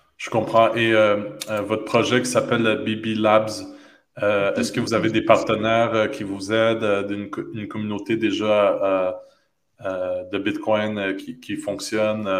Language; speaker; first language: French; native; French